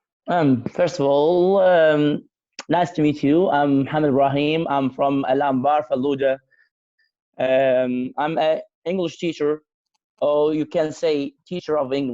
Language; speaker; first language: English; non-native, fluent; Arabic